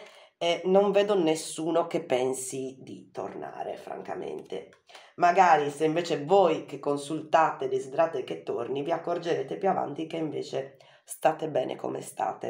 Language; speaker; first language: Italian; native; Italian